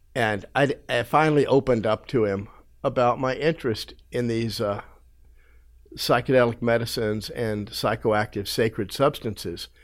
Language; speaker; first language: English; native; English